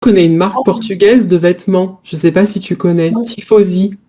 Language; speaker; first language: French; native; French